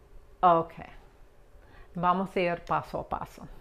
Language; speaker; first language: Spanish; non-native, fluent; English